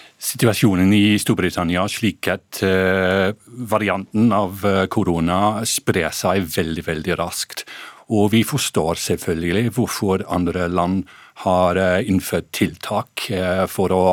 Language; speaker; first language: Norwegian; non-native, fluent; English